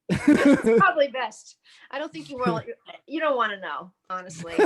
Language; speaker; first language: English; native; English